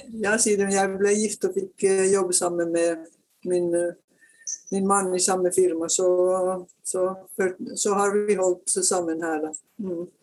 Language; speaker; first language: Norwegian; non-native, fluent; Finnish